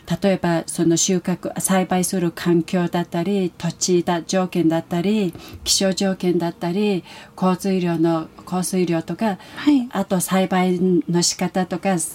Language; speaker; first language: Japanese; non-native, fluent; Mongolian